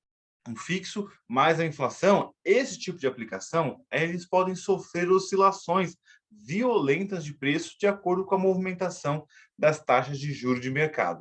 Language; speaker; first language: Portuguese; native; Portuguese